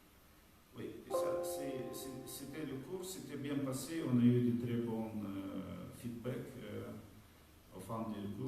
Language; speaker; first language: French; non-native, fluent; Romanian